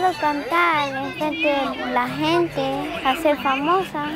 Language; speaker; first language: Spanish; early bilingual, heritage; Spanish